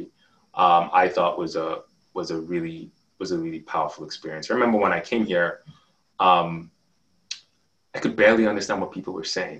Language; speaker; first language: English; non-native, local second language; Yoruba